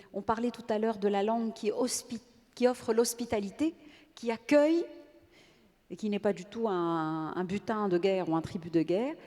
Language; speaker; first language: French; non-native, local second language; Arabic